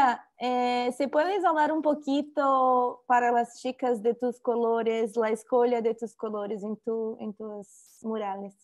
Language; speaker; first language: Spanish; non-native, learner; Portuguese